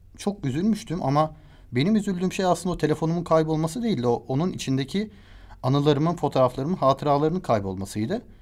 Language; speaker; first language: Turkish; native; Turkish